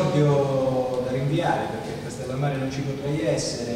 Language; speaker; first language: Italian; native; Italian